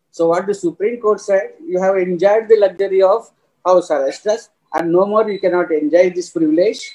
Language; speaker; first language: English; non-native, local second language; Telugu